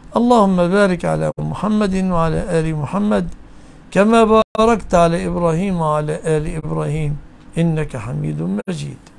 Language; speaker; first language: Arabic; native; Arabic